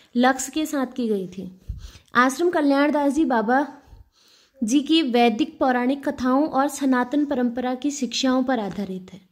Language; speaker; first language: Hindi; native; Hindi